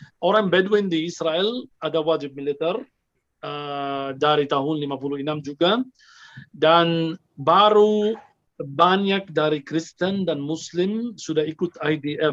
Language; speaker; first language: Indonesian; non-native, fluent; Arabic